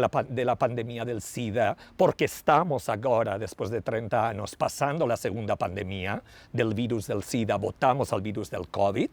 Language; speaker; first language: Portuguese; non-native, learner; Spanish